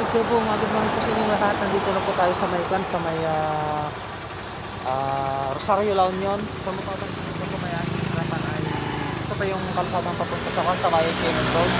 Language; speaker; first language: Filipino; non-native, local second language; Iloko